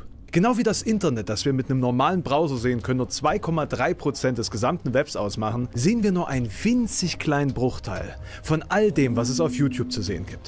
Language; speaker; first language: German; native; German